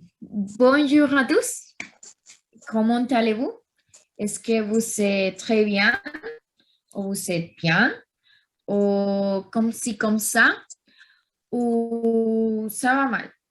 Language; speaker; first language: French; non-native, learner; Spanish